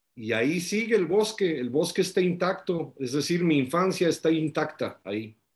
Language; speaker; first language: Spanish; native; Spanish